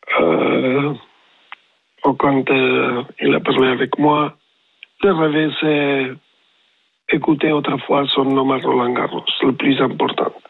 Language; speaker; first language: French; non-native, learner; Spanish